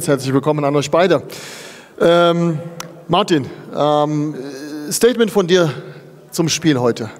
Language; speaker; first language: German; native; German